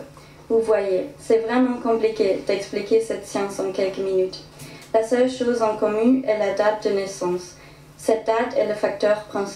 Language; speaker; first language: French; non-native, fluent; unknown